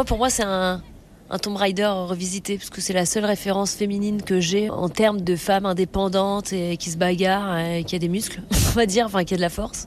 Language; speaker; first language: French; native; French